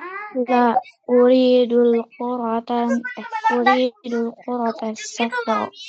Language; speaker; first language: Arabic; non-native, learner; Indonesian